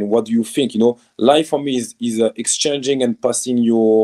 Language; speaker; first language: English; non-native, fluent; French